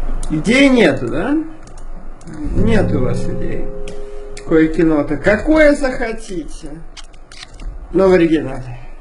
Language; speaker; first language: Russian; native; Russian